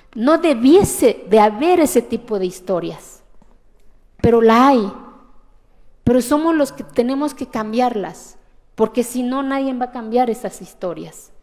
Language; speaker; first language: Spanish; non-native, local second language; Zapotec